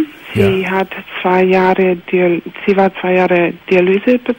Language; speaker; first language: German; non-native, fluent; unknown